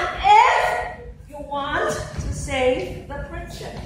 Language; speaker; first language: English; non-native, learner; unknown